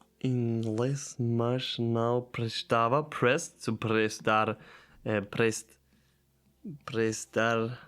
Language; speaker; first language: Portuguese; non-native, learner; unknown